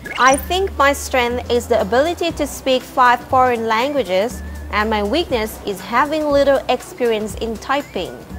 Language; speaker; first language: English; non-native, fluent; Thai